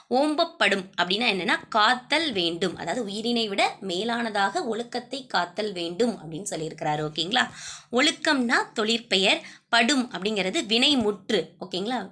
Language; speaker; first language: Tamil; native; Tamil